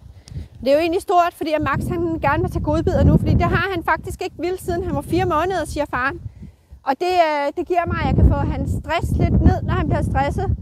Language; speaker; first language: Danish; native; Danish